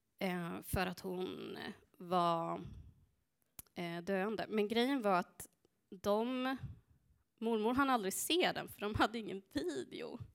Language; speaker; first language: Swedish; early bilingual, other home language; Spanish